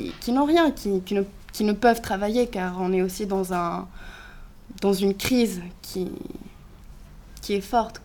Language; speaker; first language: French; non-native, fluent; Greek